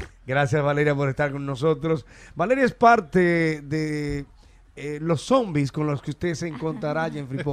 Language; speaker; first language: Spanish; native; Spanish